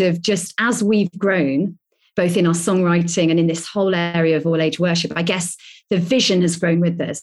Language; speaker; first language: English; native; English